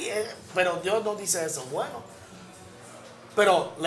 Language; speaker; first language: Spanish; non-native, learner; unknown